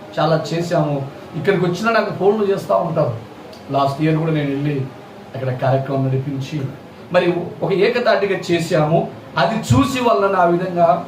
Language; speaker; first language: Telugu; non-native, local second language; Lambadi